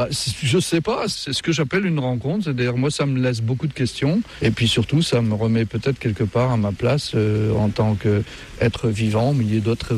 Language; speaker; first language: French; native; French